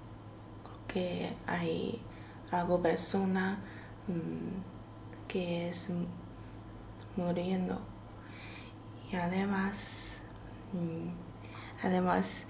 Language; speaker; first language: Spanish; non-native, learner; Chinese